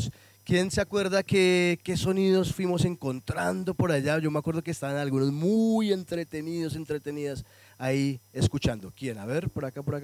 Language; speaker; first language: Spanish; native; Spanish